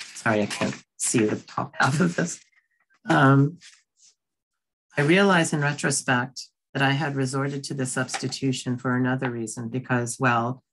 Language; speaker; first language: English; early bilingual, other home language; Bangla